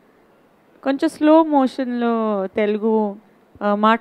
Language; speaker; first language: Telugu; non-native, learner; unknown